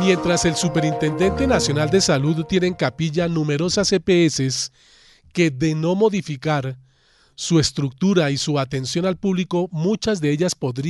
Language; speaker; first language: Spanish; native; Spanish